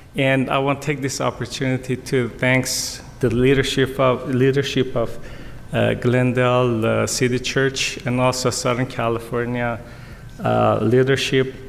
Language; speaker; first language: English; non-native, fluent; Armenian